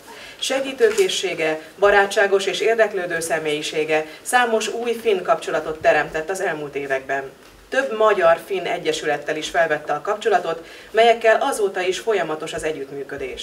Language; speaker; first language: Hungarian; native; Hungarian